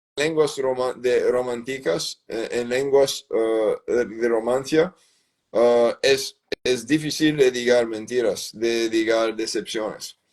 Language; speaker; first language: Spanish; non-native, learner; English